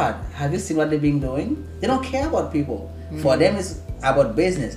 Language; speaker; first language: English; non-native, fluent; Haitian Creole